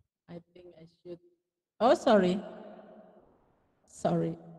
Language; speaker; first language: English; non-native, fluent; Indonesian